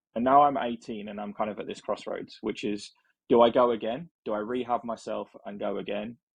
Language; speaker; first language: English; native; English